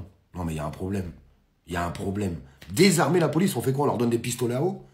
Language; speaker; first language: French; native; French